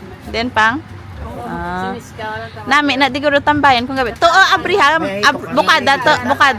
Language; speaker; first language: Filipino; non-native, local second language; Hiligaynon